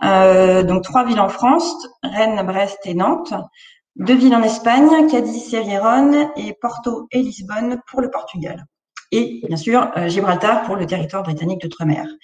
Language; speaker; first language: French; native; French